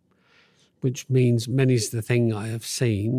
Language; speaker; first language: English; native; English